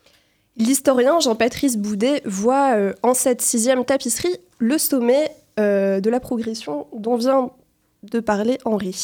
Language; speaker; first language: French; native; French